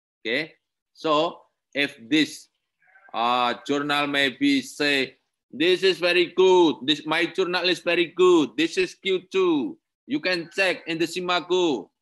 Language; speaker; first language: English; non-native, learner; Indonesian